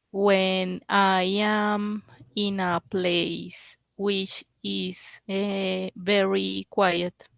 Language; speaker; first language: English; non-native, learner; Spanish